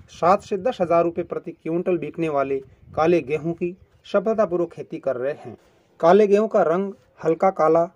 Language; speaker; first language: Hindi; native; Hindi